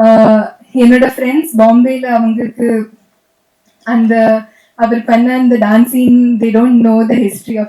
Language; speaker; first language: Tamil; non-native, learner; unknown